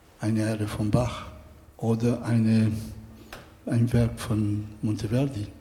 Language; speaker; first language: German; non-native, fluent; Spanish